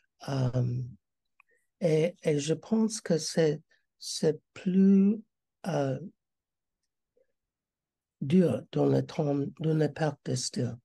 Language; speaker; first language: French; non-native, learner; English